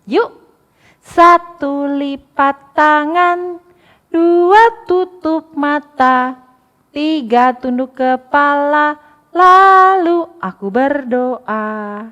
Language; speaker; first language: Indonesian; native; Indonesian